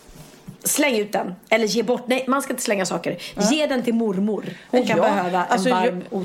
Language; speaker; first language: Swedish; native; Swedish